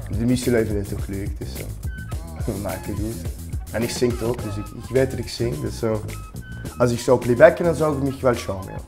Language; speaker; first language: Dutch; non-native, local second language; Limburgish